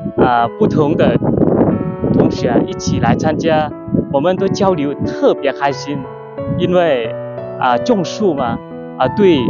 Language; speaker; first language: Chinese; non-native, learner; Lao